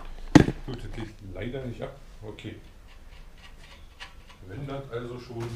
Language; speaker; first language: German; native; German